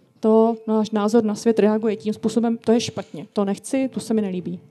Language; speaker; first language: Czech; non-native, fluent; Russian